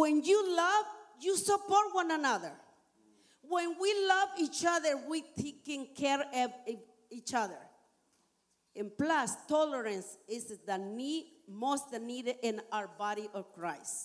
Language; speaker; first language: English; non-native, learner; Spanish